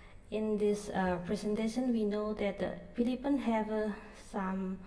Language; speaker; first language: English; non-native, learner; Indonesian